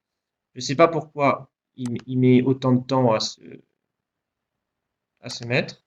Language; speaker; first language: French; native; French